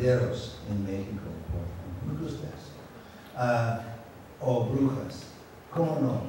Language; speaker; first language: Spanish; non-native, fluent; English